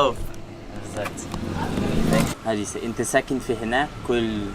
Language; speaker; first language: Arabic; non-native, learner; English